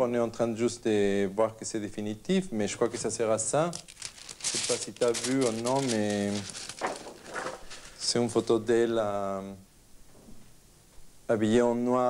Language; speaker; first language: French; non-native, fluent; Spanish